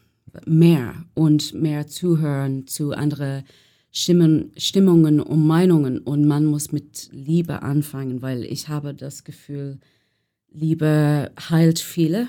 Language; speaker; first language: German; non-native, fluent; English